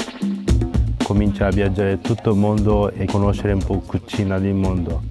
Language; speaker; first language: Italian; non-native, learner; Japanese